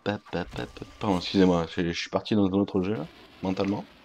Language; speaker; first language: French; native; French